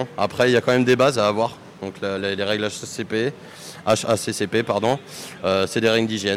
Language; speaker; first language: French; native; French